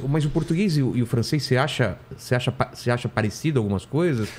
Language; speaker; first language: Portuguese; native; Portuguese